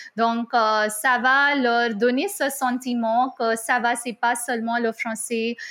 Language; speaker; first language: French; non-native, fluent; Hindi